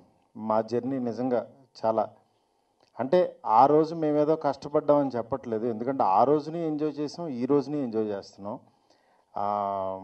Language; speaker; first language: Telugu; native; Telugu